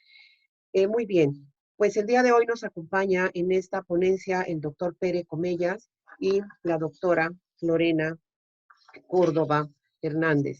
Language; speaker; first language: Spanish; native; Spanish